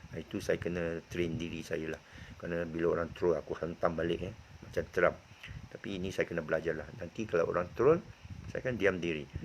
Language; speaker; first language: Malay; non-native, local second language; Chinese